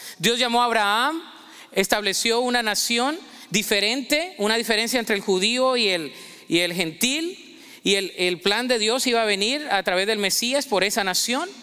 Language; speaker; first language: Spanish; native; Spanish